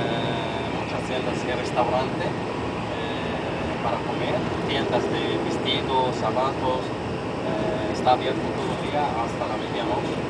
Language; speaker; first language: Spanish; non-native, fluent; Arabic